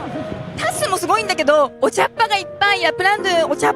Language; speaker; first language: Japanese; native; Japanese